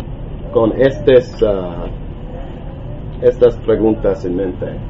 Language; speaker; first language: Spanish; non-native, learner; English